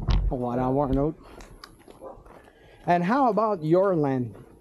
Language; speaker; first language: French; native; French